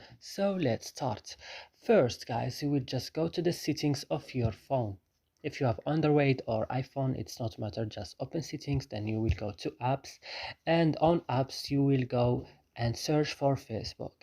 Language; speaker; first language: English; non-native, learner; Arabic